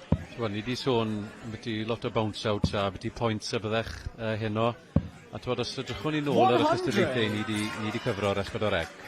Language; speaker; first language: Welsh; native; Welsh